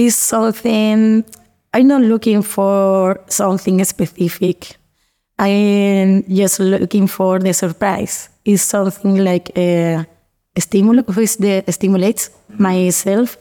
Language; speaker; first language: English; non-native, learner; Spanish